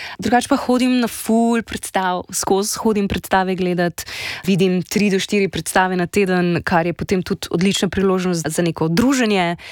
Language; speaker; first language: Slovenian; native; Slovenian